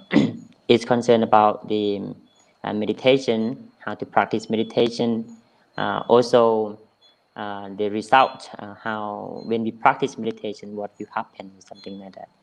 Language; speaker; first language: English; non-native, fluent; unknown